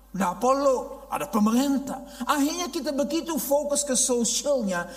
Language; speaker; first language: Indonesian; non-native, fluent; Dutch